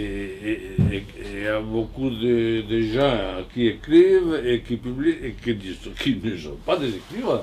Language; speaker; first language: French; non-native, fluent; Spanish